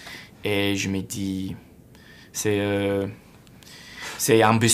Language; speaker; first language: French; non-native, fluent; English